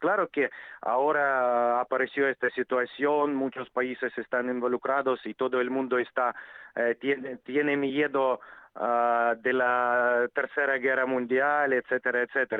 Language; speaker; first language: Spanish; non-native, fluent; Ukrainian